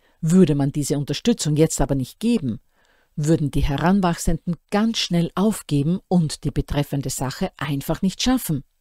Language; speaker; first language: German; native; German